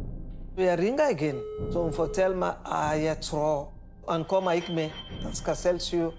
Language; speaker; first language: Danish; non-native, fluent; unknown